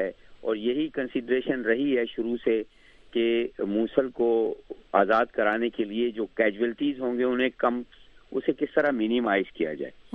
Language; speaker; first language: Urdu; native; Urdu